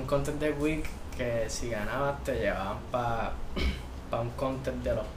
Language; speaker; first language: Spanish; native; Spanish